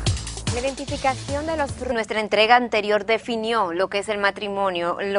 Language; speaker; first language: Spanish; native; Spanish